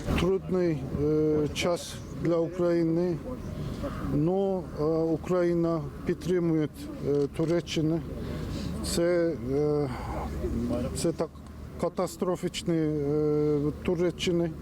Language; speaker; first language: Ukrainian; non-native, learner; Turkish